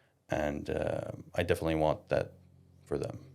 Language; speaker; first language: English; non-native, local second language; French